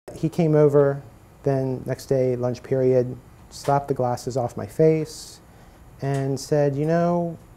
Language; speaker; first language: English; native; English